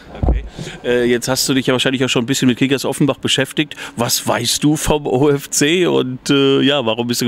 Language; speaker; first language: German; native; German